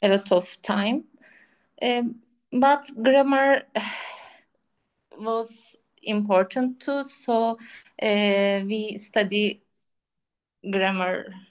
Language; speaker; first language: English; non-native, learner; Turkish